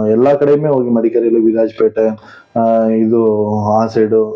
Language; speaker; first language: Kannada; non-native, local second language; Tamil